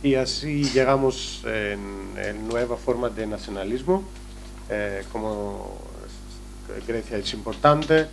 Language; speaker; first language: Spanish; non-native, learner; Greek